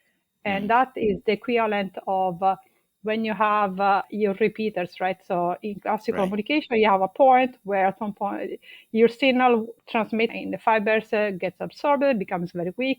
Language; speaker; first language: English; non-native, fluent; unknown